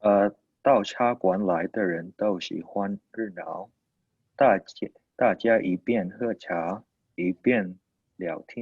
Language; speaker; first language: Chinese; non-native, learner; English